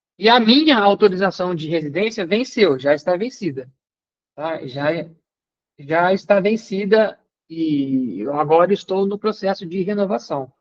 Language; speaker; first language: Portuguese; native; Portuguese